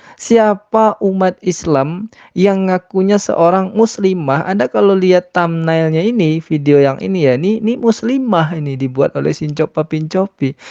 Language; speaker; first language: Indonesian; native; Indonesian